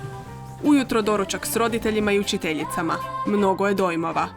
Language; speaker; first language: Croatian; native; Croatian